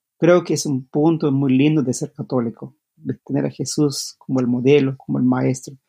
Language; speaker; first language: Spanish; non-native, local second language; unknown